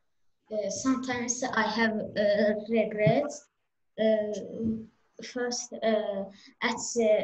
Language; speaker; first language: English; non-native, learner; Azerbaijani